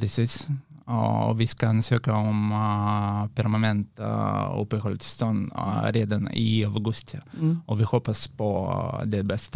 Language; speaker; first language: Swedish; non-native, learner; Russian